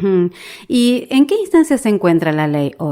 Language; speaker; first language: Spanish; native; Spanish